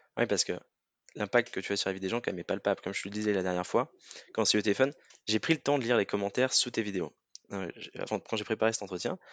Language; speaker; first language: French; native; French